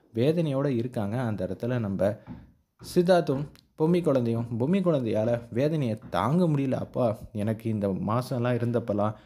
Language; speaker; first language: Tamil; native; Tamil